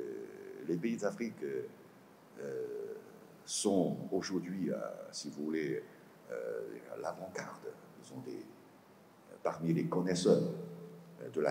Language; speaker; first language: French; non-native, fluent; Chinese